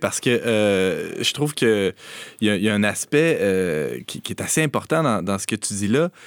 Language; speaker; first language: French; native; French